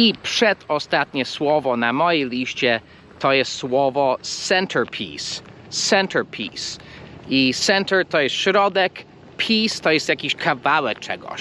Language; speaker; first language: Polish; non-native, fluent; English